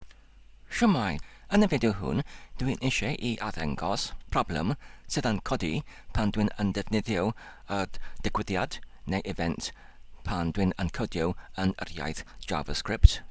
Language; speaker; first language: Welsh; non-native, local second language; English